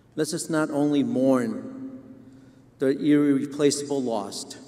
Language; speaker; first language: English; non-native, fluent; Vietnamese